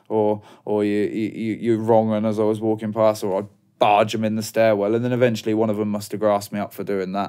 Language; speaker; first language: English; native; English